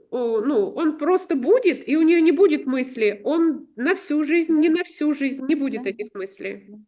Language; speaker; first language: Russian; native; Russian